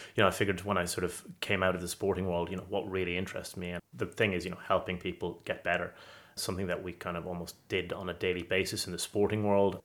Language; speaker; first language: English; native; English